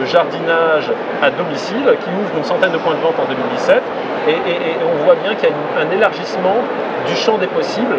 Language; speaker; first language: French; native; French